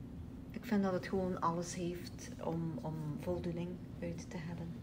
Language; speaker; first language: Dutch; native; Dutch